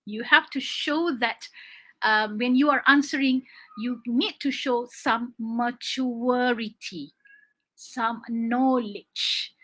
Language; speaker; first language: English; non-native, local second language; Malay